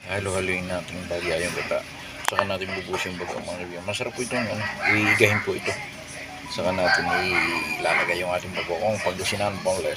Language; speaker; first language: Filipino; native; Filipino